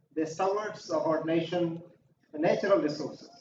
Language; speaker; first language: English; non-native, local second language; Hindi